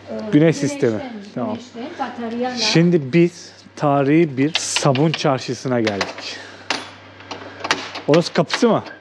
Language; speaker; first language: Turkish; native; Turkish